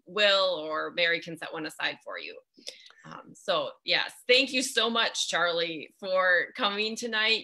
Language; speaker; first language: English; native; English